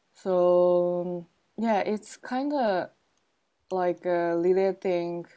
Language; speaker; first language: English; non-native, learner; Japanese